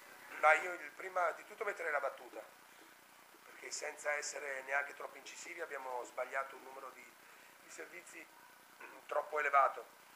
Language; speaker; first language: Italian; native; Italian